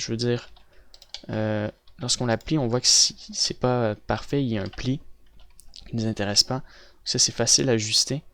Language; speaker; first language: French; native; French